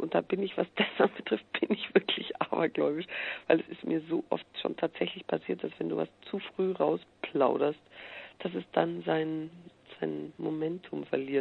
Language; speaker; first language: German; native; German